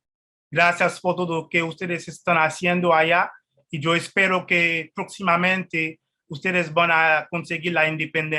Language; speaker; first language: Spanish; non-native, fluent; Haitian Creole